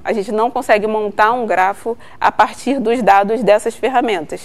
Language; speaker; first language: Portuguese; native; Portuguese